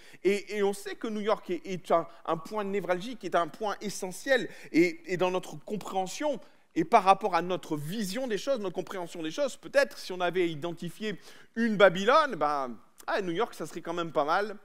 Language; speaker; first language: French; native; French